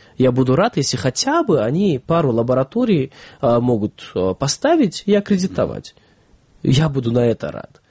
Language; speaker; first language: Russian; non-native, local second language; Kyrgyz